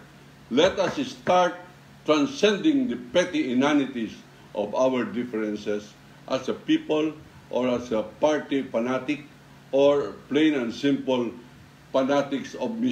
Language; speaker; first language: English; non-native, local second language; Filipino